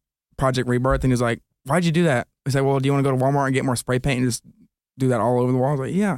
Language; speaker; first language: English; native; English